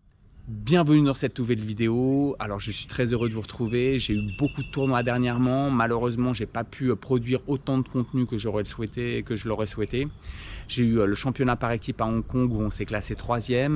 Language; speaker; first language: French; native; French